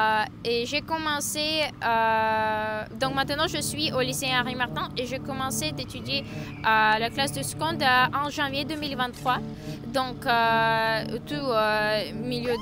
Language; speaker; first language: French; non-native, fluent; Ukrainian